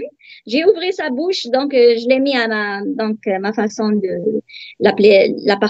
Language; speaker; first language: French; non-native, learner; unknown